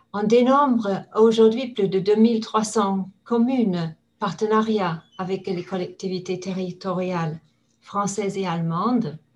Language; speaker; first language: French; non-native, fluent; English